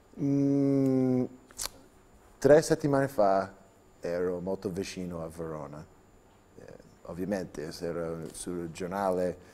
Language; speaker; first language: Italian; non-native, learner; English